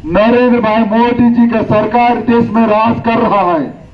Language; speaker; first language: Hindi; non-native, local second language; Marathi